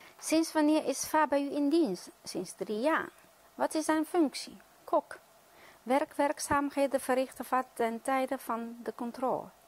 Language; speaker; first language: Dutch; non-native, fluent; Chinese